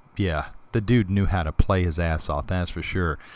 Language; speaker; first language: English; native; English